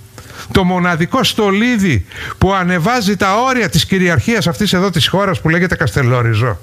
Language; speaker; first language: Greek; native; Greek